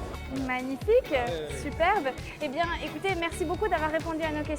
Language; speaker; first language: French; native; French